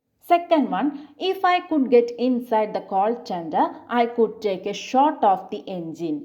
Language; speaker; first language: English; non-native, local second language; Malayalam